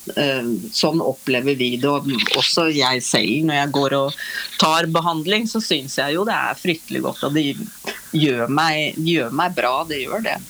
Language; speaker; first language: Norwegian; native; Norwegian